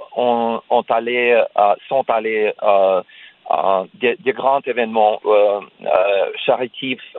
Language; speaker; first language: French; non-native, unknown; Russian